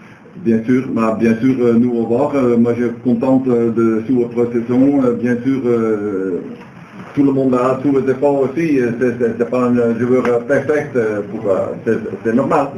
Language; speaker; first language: French; non-native, learner; Dutch